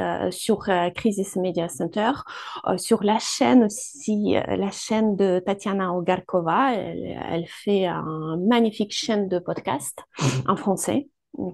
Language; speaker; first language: French; non-native, fluent; Ukrainian